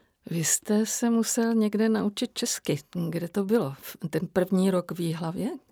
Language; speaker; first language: Czech; native; Czech